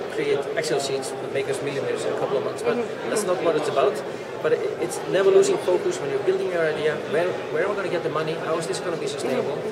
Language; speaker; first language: English; non-native, fluent; Icelandic